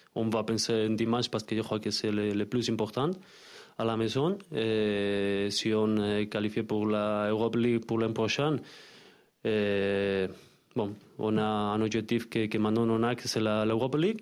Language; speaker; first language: French; non-native, learner; Spanish